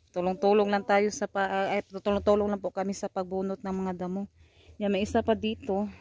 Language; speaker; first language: Filipino; non-native, local second language; Cebuano